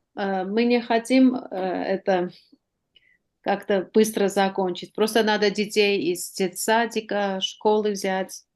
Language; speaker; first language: Russian; non-native, fluent; Armenian